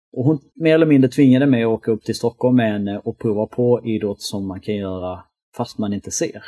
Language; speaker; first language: Swedish; early bilingual, other home language; Albanian